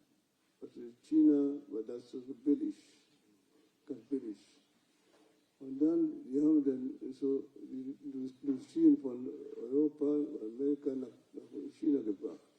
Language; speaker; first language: German; non-native, fluent; Luo (Kenya and Tanzania)